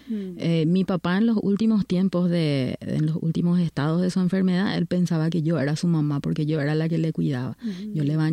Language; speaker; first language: Spanish; native; Spanish